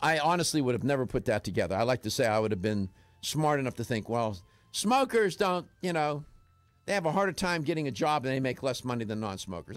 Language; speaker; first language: English; native; English